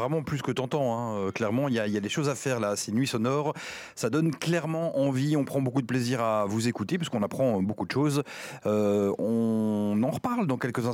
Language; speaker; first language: French; native; French